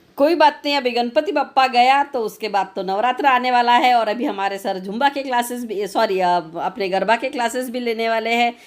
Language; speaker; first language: Hindi; non-native, local second language; Marathi